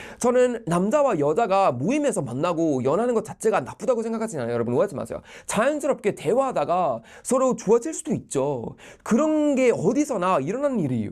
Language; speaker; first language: Korean; non-native, fluent; Swedish